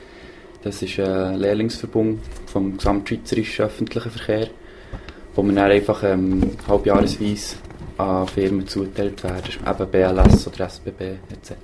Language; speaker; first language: German; native; German